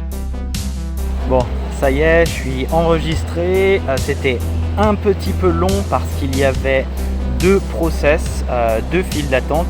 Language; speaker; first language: French; native; French